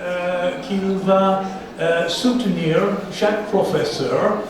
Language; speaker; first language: French; non-native, fluent; English